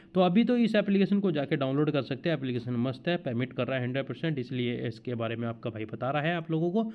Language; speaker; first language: Hindi; native; Hindi